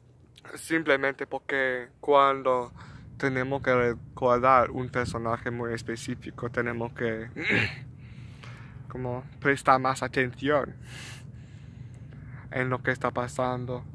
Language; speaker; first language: Spanish; non-native, learner; English